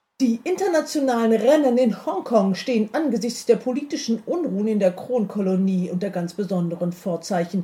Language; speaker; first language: German; native; German